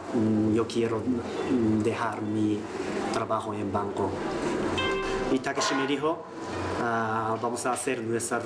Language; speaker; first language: Spanish; non-native, learner; Japanese